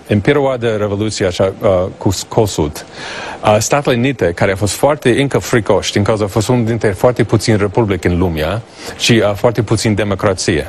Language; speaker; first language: Romanian; non-native, fluent; English